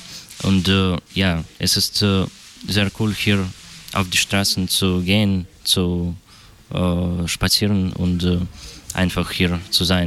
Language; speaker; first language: German; non-native, learner; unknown